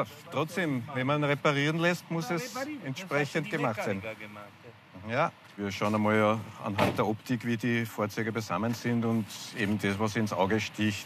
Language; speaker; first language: German; native; German